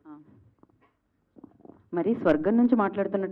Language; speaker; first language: Telugu; native; Telugu